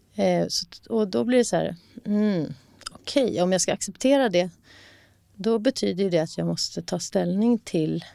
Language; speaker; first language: Swedish; native; Swedish